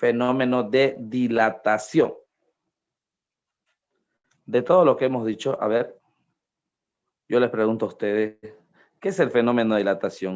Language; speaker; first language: Spanish; native; Spanish